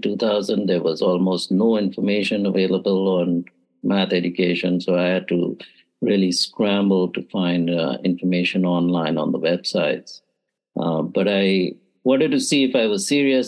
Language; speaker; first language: English; native; English